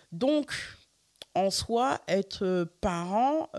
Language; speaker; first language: French; early bilingual, other home language; Fula